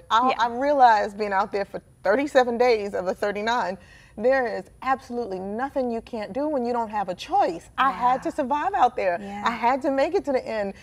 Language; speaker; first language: English; native; English